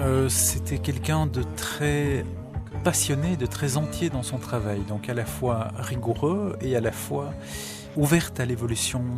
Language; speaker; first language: French; native; French